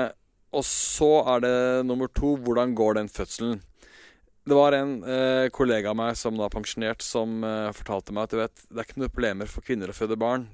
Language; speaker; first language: Norwegian; native; Norwegian